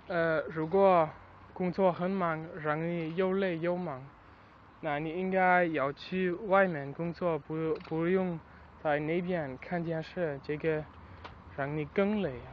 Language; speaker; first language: Chinese; non-native, learner; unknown